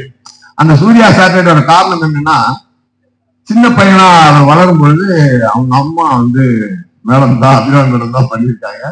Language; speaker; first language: Tamil; native; Tamil